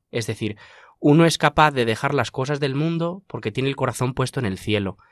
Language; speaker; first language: Spanish; native; Spanish